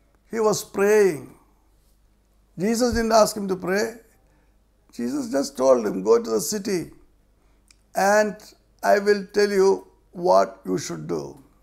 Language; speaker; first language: English; non-native, local second language; Malayalam